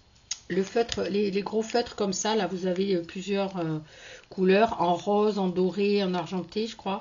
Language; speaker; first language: French; native; French